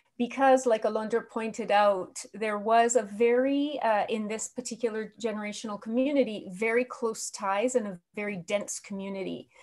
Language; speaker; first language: English; native; English